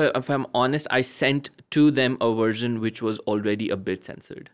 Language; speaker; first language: English; non-native, local second language; Urdu